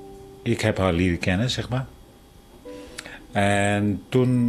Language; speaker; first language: Dutch; non-native, fluent; Tibetan